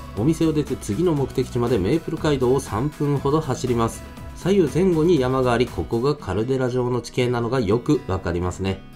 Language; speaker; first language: Japanese; native; Japanese